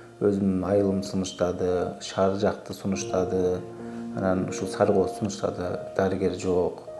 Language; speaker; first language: Kyrgyz; non-native, local second language; Uzbek